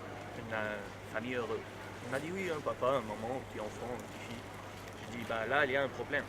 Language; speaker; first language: French; non-native, learner; Arabic